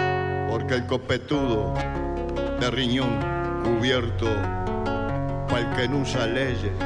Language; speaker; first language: Spanish; native; Spanish